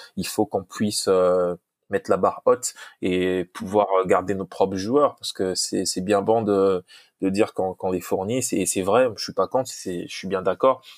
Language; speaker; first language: French; non-native, local second language; Lingala